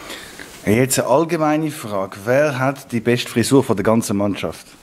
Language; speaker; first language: German; non-native, local second language; French